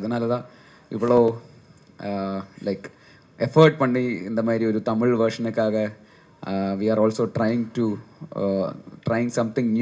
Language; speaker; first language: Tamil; non-native, local second language; Malayalam